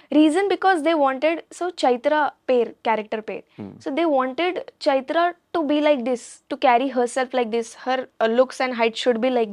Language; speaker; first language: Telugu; non-native, local second language; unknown